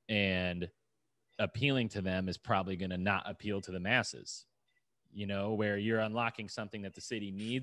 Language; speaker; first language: English; native; English